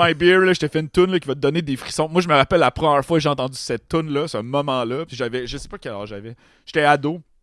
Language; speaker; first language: French; native; French